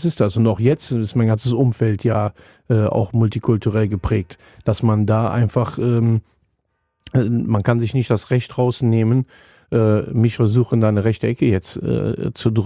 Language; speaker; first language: German; native; German